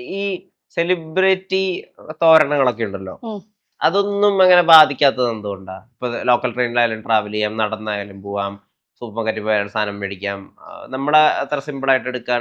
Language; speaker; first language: Malayalam; native; Malayalam